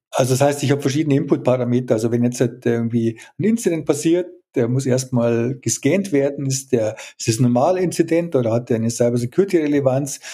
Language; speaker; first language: German; native; German